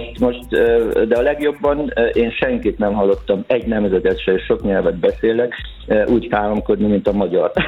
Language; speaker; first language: Hungarian; native; Hungarian